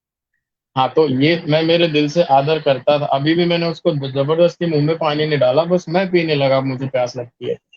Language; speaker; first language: Hindi; native; Hindi